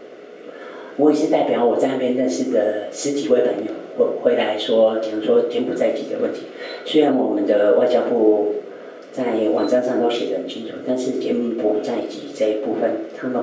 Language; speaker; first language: Chinese; native; Chinese